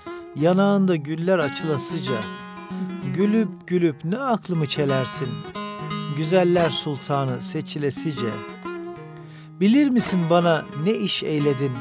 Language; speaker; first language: Turkish; native; Turkish